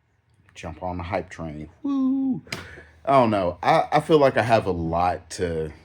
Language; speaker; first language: English; native; English